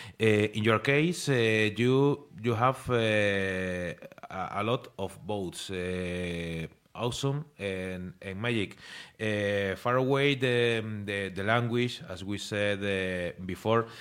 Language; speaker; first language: English; non-native, learner; Spanish